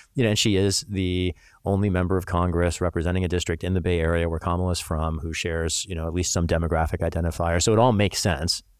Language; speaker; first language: English; native; English